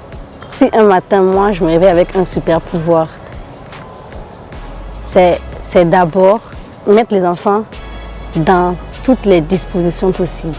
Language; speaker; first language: French; non-native, local second language; Fula